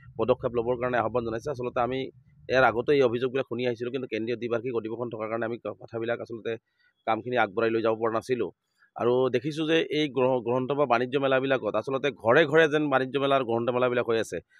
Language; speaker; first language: Assamese; non-native, local second language; Bangla